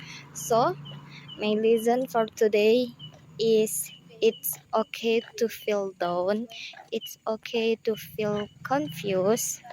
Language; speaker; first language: English; non-native, learner; Indonesian